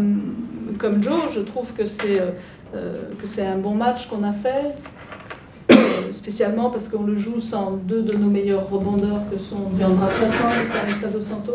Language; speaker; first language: French; native; French